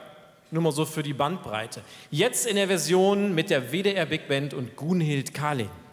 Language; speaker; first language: German; native; German